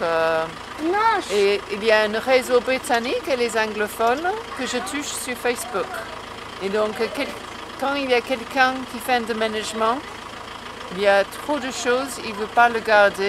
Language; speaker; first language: French; non-native, learner; English